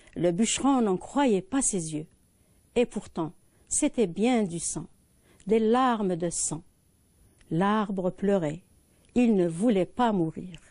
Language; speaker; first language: French; non-native, local second language; Arabic